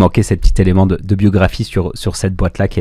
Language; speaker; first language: French; native; French